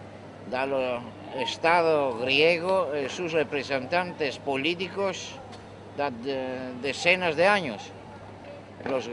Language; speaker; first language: Spanish; non-native, fluent; Greek